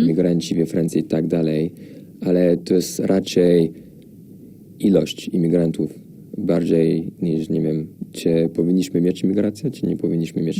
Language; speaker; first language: Polish; non-native, fluent; French